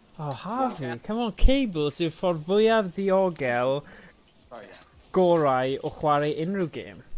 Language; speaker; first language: Welsh; non-native, local second language; English